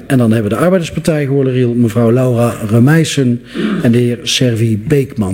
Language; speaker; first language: Dutch; native; Dutch